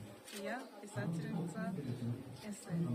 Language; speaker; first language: Russian; non-native, fluent; Korean